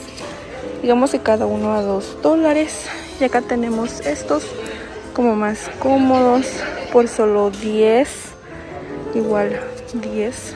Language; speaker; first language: Spanish; native; Spanish